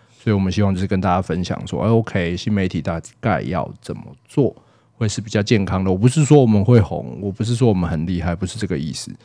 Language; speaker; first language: Chinese; native; Chinese